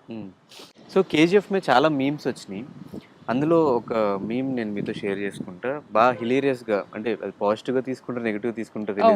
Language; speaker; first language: Telugu; native; Telugu